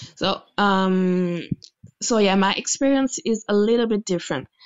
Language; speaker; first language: English; non-native, fluent; French